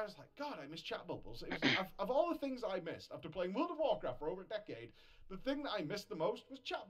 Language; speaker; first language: English; native; English